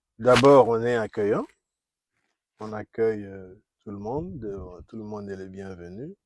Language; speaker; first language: French; non-native, local second language; Kongo